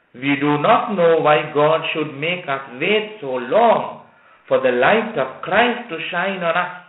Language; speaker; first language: English; non-native, local second language; Sinhala